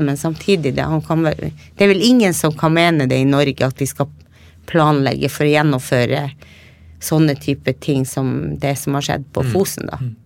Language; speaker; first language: Norwegian; native; Norwegian